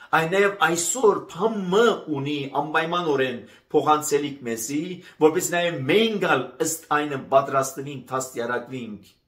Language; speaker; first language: Armenian; native; Armenian